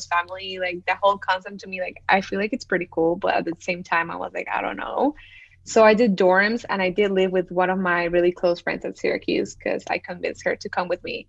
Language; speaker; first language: English; non-native, fluent; Spanish